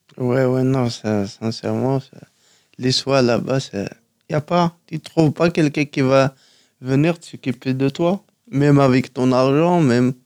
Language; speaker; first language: French; non-native, local second language; Kabyle